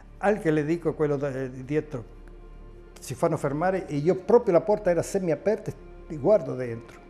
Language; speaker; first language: Italian; non-native, fluent; Spanish